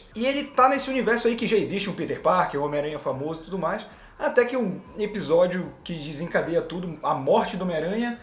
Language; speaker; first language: Portuguese; native; Portuguese